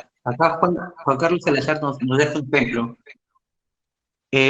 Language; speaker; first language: Spanish; native; Spanish